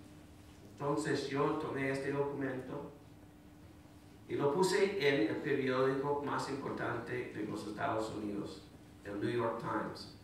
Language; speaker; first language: Spanish; non-native, fluent; English